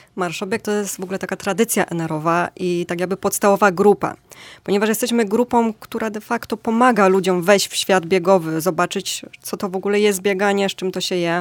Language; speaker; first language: Polish; native; Polish